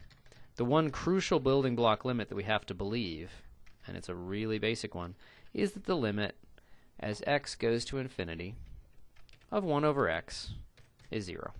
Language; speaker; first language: English; native; English